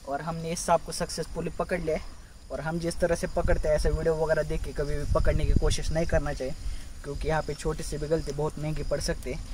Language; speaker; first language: Hindi; non-native, local second language; Marathi